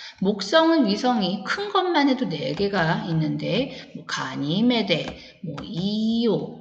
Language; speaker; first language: Korean; native; Korean